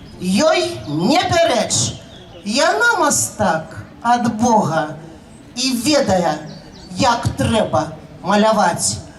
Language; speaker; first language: Belarusian; native; Belarusian